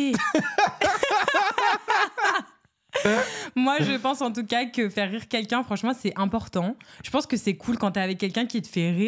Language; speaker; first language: French; native; French